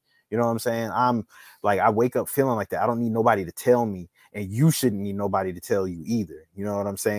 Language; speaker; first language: English; native; English